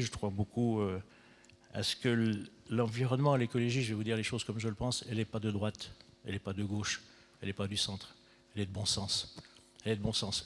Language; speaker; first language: French; native; French